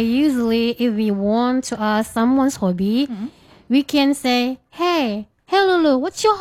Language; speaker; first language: English; non-native, fluent; Indonesian